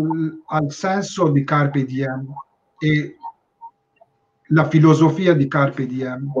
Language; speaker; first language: Italian; non-native, learner; Turkish